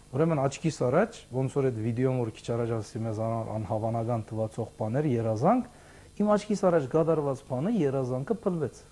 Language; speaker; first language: Armenian; early bilingual, heritage; Armenian